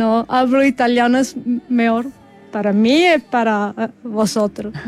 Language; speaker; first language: Spanish; non-native, learner; Italian